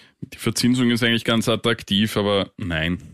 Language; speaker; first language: German; native; German